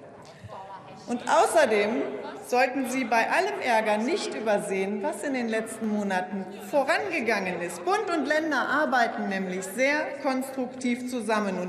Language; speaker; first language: German; native; German